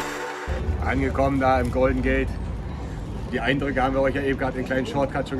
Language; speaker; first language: German; native; German